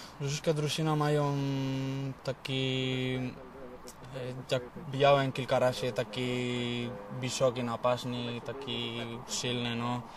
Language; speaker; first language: Polish; non-native, learner; Spanish